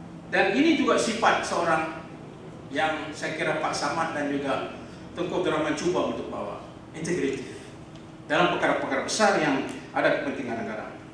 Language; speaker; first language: Malay; native; Malay